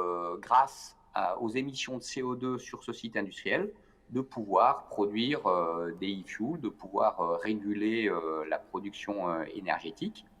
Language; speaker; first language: French; native; French